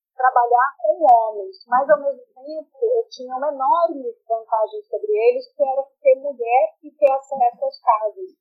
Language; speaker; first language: Portuguese; native; Portuguese